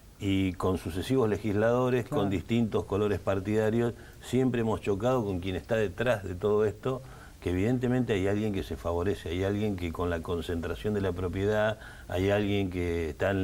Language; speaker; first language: Spanish; native; Spanish